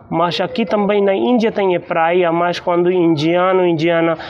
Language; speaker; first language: Portuguese; non-native, learner; Hindi